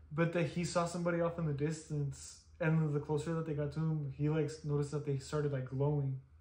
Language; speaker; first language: English; early bilingual, other home language; Spanish